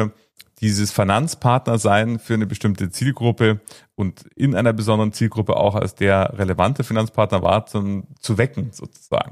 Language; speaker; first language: German; native; German